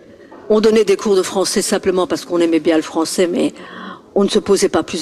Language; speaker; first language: French; native; French